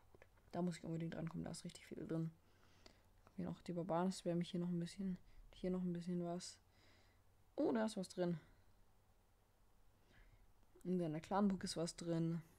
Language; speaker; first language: German; native; German